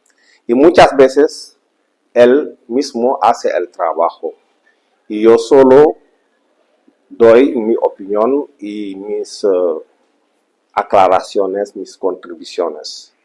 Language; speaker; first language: Spanish; non-native, fluent; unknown